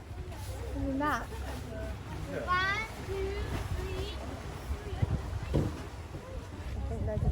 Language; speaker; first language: English; native; English